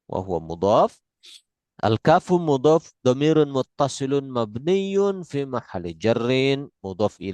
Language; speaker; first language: Arabic; non-native, fluent; Indonesian